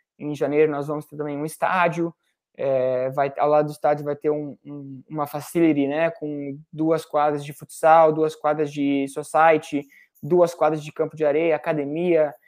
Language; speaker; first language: Portuguese; native; Portuguese